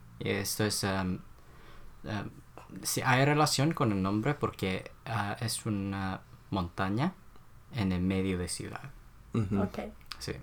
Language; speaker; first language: Spanish; non-native, learner; Korean